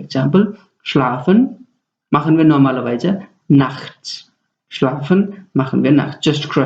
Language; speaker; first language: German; non-native, fluent; Nepali